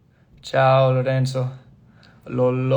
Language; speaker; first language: Italian; non-native, fluent; English